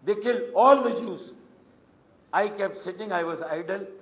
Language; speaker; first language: English; non-native, local second language; Urdu